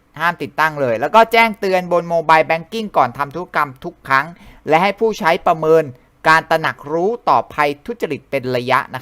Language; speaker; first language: Thai; native; Thai